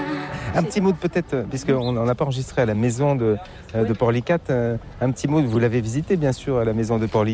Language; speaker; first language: French; native; French